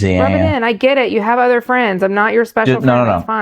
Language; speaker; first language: English; native; English